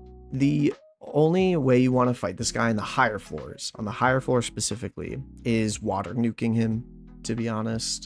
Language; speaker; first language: English; native; English